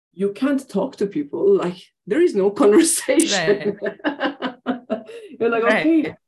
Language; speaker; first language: English; non-native, fluent; Persian